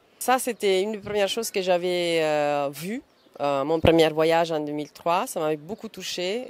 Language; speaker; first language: French; non-native, fluent; Italian